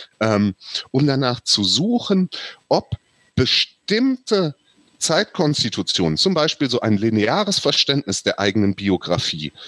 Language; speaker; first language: German; native; German